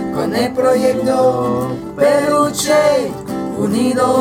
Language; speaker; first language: Spanish; non-native, learner; French